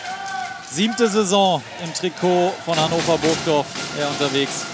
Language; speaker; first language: German; native; German